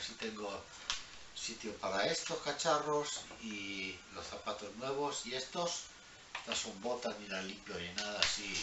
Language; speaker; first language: Spanish; early bilingual, heritage; Spanish